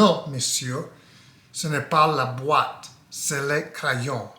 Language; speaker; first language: French; non-native, learner; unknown